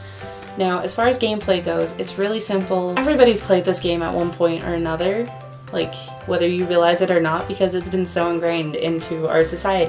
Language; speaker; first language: English; native; English